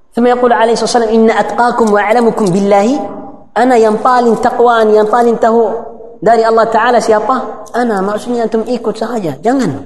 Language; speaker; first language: Malay; non-native, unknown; Arabic